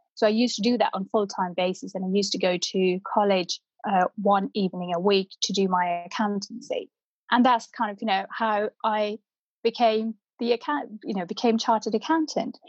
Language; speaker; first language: English; non-native, local second language; Punjabi